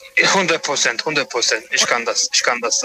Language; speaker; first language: German; non-native, learner; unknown